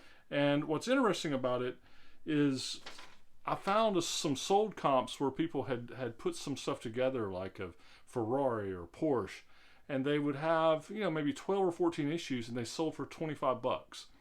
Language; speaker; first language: English; native; English